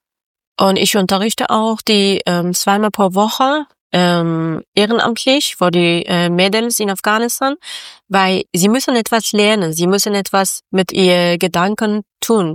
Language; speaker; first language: German; non-native, learner; Persian